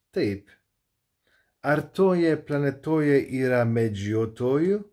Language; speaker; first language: Lithuanian; non-native, learner; Turkish